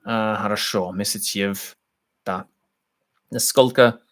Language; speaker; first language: Russian; non-native, learner; English